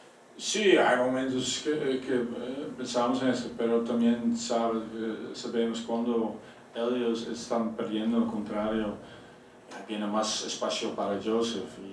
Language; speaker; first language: Spanish; non-native, fluent; Dutch